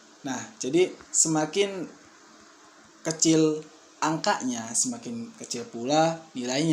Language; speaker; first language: Indonesian; native; Indonesian